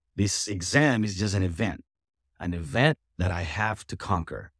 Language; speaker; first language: English; non-native, local second language; Filipino